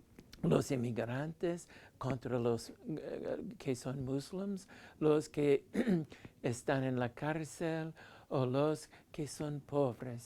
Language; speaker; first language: Spanish; non-native, fluent; English